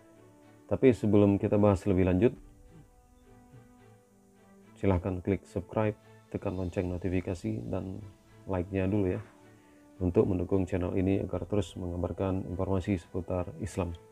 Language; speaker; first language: Indonesian; native; Indonesian